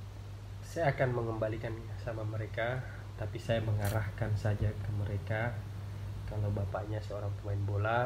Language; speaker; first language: Indonesian; non-native, local second language; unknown